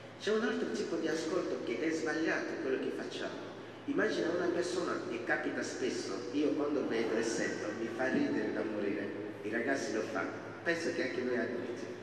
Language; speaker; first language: Italian; non-native, fluent; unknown